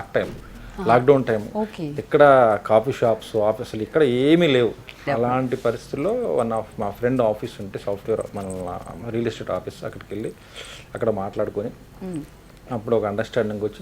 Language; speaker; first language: Telugu; native; Telugu